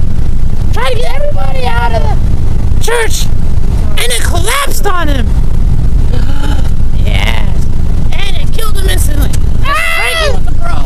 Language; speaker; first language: English; native; English